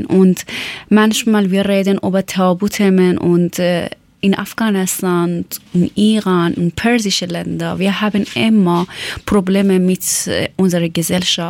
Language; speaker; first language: German; non-native, fluent; Persian